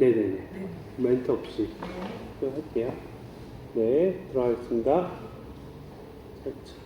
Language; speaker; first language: Korean; native; Korean